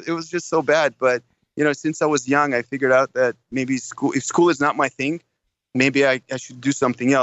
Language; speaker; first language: English; non-native, fluent; Russian